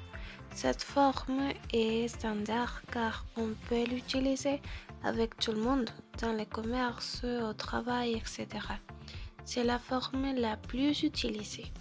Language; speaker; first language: French; non-native, learner; Spanish